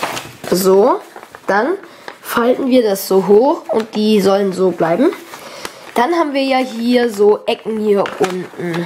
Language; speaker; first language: German; native; German